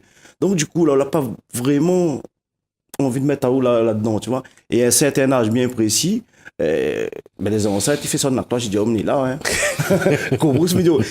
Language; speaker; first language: French; non-native, local second language; Réunion Creole French